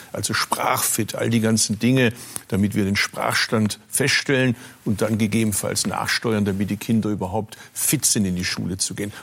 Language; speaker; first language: German; early bilingual, other home language; Turkish